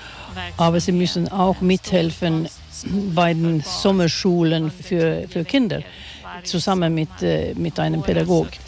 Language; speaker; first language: German; non-native, fluent; Swedish